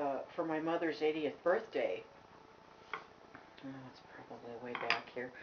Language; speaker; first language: English; native; English